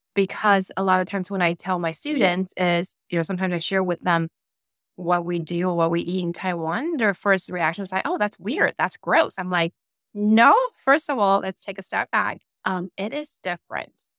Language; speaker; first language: English; non-native, fluent; Chinese